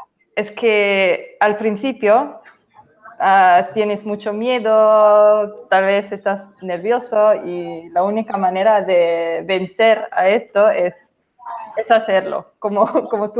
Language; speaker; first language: Spanish; non-native, fluent; English